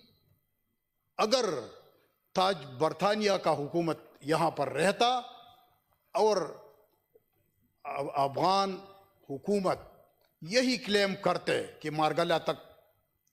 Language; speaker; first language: Urdu; non-native, local second language; Pashto